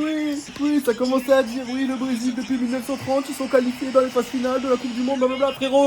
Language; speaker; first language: French; native; French